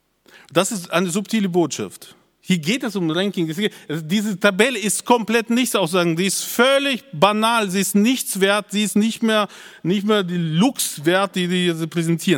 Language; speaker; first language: German; native; German